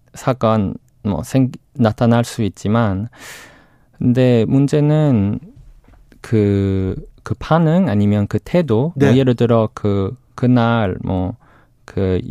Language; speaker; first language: Korean; non-native, fluent; English